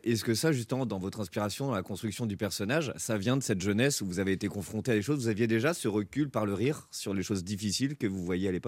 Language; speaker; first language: French; native; French